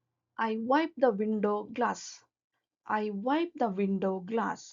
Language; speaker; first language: English; non-native, local second language; Kannada